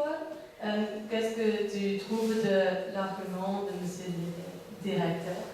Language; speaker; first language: French; non-native, learner; Dutch